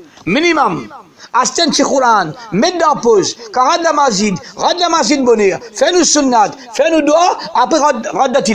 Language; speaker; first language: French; non-native, learner; Morisyen